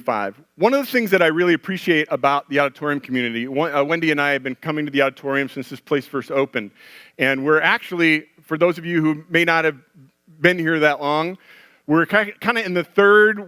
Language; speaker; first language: English; native; English